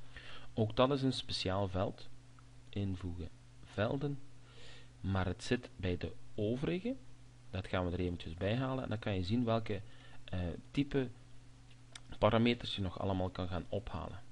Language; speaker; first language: Dutch; native; Dutch